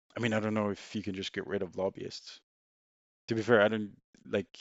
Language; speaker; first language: English; non-native, fluent; Swedish